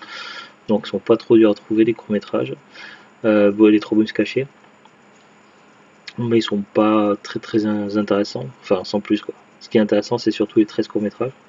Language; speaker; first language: French; native; French